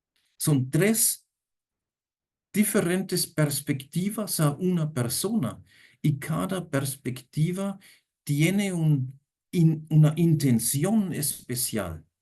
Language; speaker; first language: Spanish; non-native, fluent; German